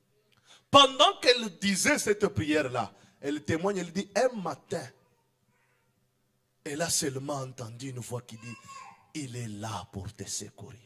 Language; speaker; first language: French; non-native, local second language; Swahili